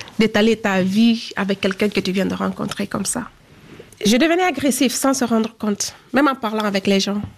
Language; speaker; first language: French; non-native, local second language; Fula